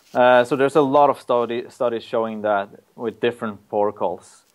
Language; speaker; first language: English; non-native, fluent; Norwegian